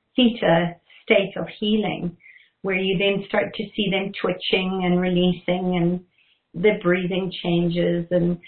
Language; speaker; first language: English; native; English